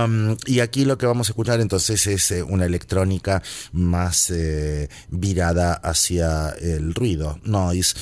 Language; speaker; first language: Spanish; native; Spanish